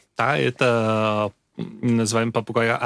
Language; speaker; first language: Russian; non-native, learner; Portuguese